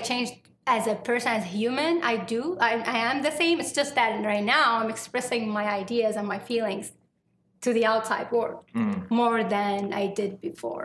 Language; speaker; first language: English; non-native, fluent; Arabic